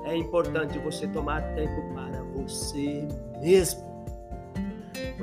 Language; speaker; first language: Portuguese; non-native, fluent; English